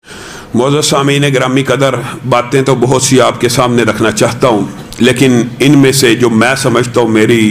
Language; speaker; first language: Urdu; non-native, local second language; Punjabi